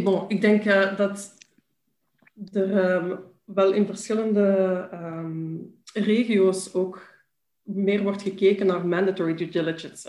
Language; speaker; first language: Dutch; native; Dutch